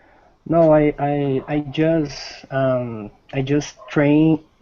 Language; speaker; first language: English; non-native, learner; Portuguese